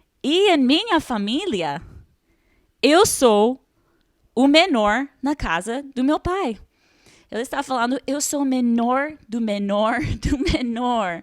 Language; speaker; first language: Portuguese; non-native, fluent; English